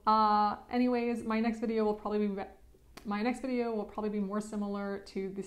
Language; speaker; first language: English; native; English